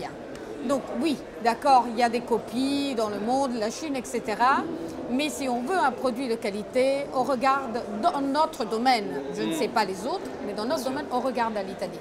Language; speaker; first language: French; non-native, fluent; Italian